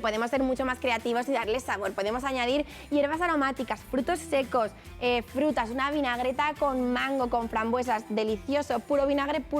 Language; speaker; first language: Spanish; native; Spanish